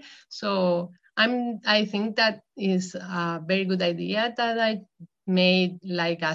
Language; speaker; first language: English; non-native, fluent; Spanish